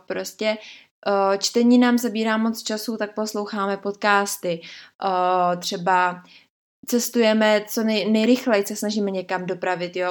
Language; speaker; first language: Czech; native; Czech